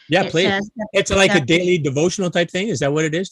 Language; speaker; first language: English; native; English